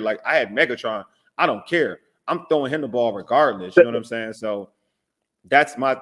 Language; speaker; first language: English; native; English